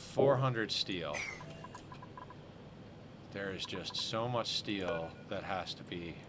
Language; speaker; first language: English; native; English